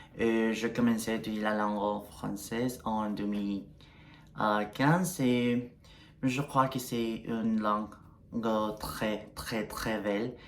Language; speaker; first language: French; non-native, learner; Spanish